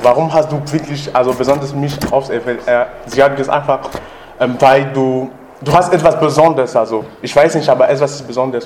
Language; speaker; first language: German; non-native, learner; French